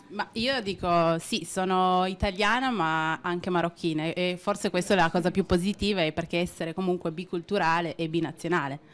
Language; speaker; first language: Italian; early bilingual, other home language; Riffian